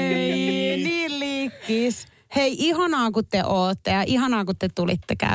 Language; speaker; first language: Finnish; native; Finnish